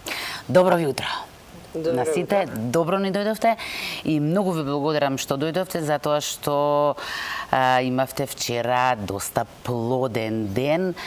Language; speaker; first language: Macedonian; native; Macedonian